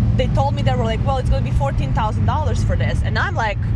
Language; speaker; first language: English; non-native, fluent; Serbian